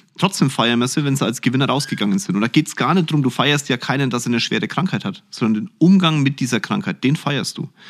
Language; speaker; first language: German; native; German